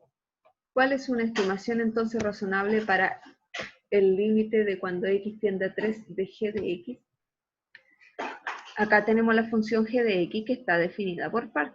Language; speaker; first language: Spanish; native; Spanish